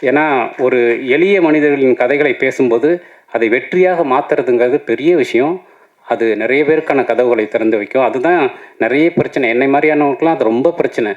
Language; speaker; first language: Tamil; native; Tamil